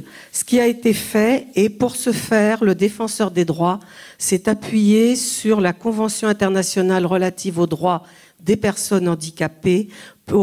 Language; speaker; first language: French; native; French